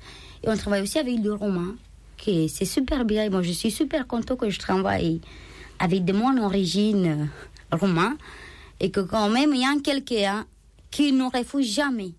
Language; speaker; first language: French; non-native, learner; Romanian